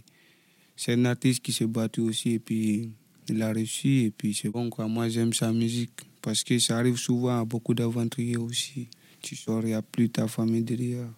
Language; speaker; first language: French; non-native, local second language; Fula